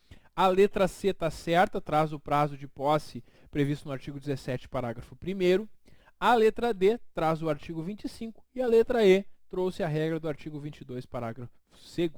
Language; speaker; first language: Portuguese; native; Portuguese